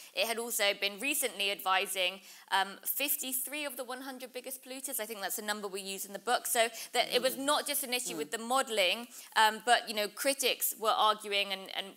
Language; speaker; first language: English; native; English